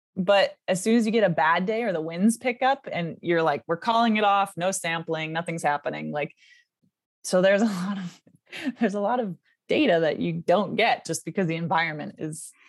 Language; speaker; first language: English; native; English